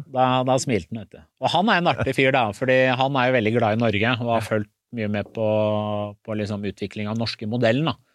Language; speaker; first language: Norwegian; early bilingual, other home language; Persian